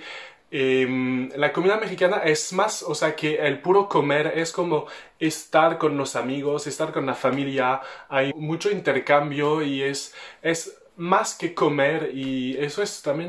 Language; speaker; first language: Spanish; non-native, fluent; French